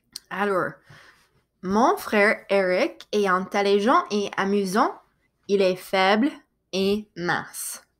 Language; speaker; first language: French; non-native, fluent; English